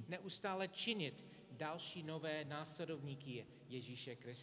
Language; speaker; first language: Czech; non-native, fluent; English